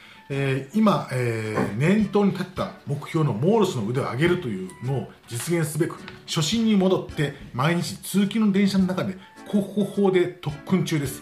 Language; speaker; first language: Japanese; native; Japanese